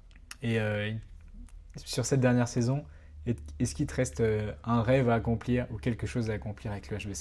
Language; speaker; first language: French; native; French